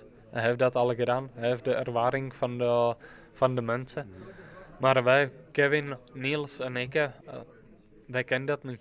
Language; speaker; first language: Dutch; non-native, fluent; Czech